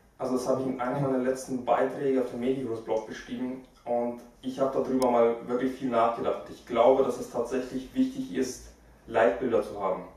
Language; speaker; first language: German; early bilingual, other home language; Russian